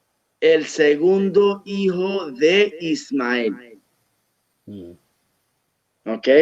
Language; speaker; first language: Spanish; early bilingual, heritage; Spanish